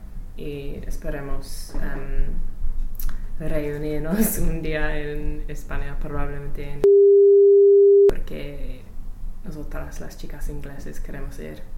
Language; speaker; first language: Spanish; non-native, learner; English